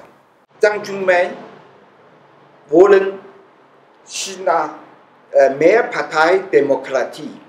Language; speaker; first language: German; non-native, learner; Chinese